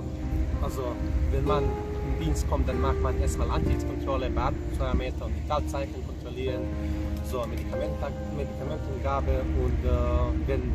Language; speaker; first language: German; non-native, fluent; Serbian